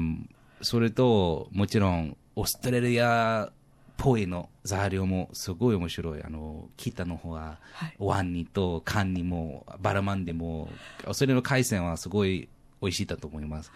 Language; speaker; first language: Japanese; non-native, learner; English